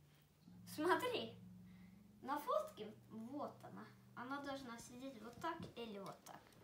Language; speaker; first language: Russian; early bilingual, heritage; Russian